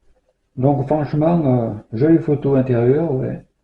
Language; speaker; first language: French; native; French